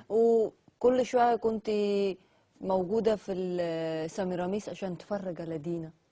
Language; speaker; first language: Egyptian Arabic; non-native, learner; Armenian